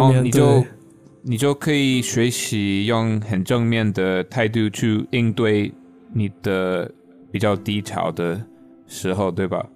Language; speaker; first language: Chinese; non-native, fluent; English